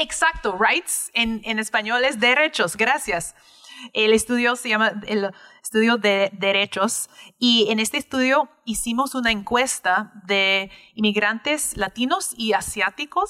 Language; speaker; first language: Spanish; early bilingual, heritage; English